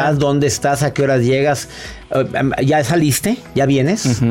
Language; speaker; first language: Spanish; native; Spanish